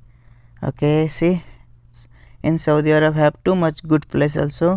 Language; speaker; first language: English; non-native, learner; Nepali